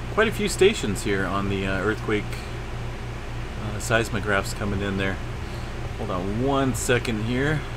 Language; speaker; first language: English; native; English